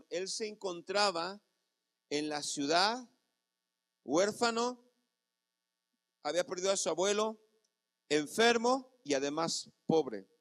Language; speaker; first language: Spanish; native; Spanish